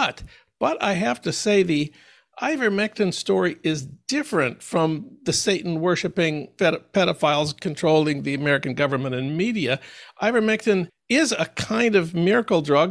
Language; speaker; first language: English; native; English